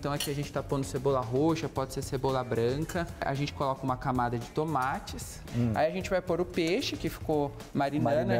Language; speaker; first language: Portuguese; native; Portuguese